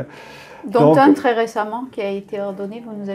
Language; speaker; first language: French; native; French